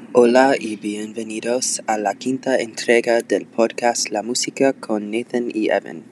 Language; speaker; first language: Spanish; non-native, learner; English